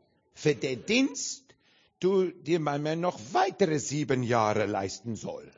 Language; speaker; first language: German; non-native, learner; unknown